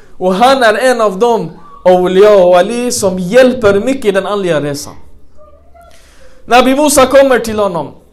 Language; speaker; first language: Swedish; non-native, fluent; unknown